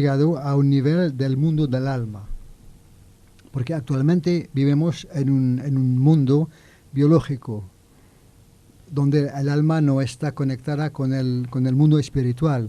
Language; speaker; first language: Spanish; non-native, learner; French